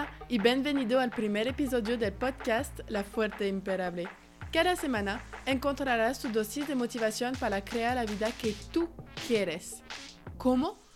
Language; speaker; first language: Spanish; non-native, fluent; French